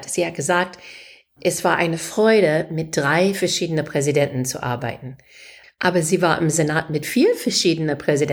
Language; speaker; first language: German; non-native, fluent; English